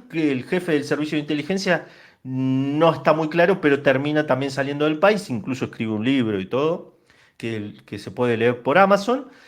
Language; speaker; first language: Spanish; native; Spanish